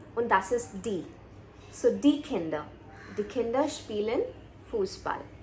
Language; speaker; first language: German; non-native, fluent; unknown